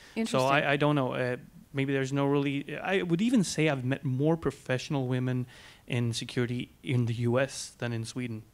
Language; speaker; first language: English; non-native, fluent; Swedish